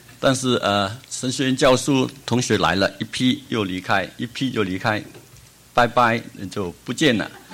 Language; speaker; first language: Chinese; non-native, local second language; Cantonese